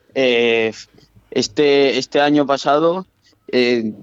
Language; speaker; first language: Spanish; native; Spanish